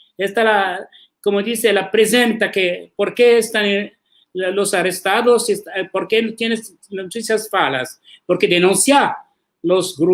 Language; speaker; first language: Spanish; non-native, learner; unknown